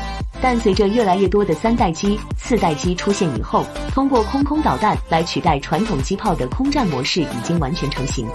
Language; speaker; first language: Chinese; native; Chinese